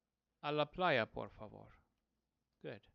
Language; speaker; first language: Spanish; non-native, fluent; English